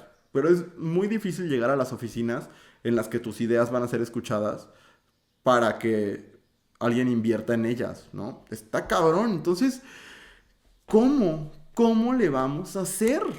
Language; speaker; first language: Spanish; native; Spanish